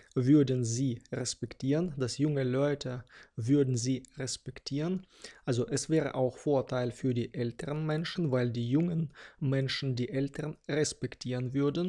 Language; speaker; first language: German; non-native, fluent; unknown